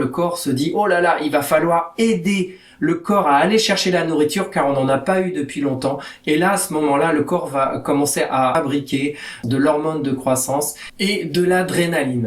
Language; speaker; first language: French; native; French